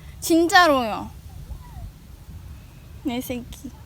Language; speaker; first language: Korean; non-native, learner; Khmer